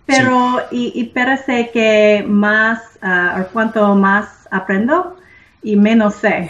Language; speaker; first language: Spanish; non-native, learner; English